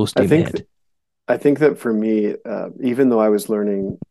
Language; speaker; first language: English; native; English